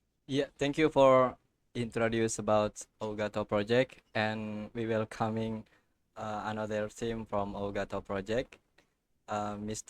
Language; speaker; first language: English; non-native, learner; Indonesian